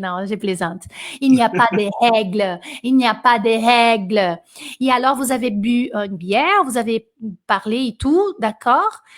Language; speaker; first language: French; non-native, fluent; Portuguese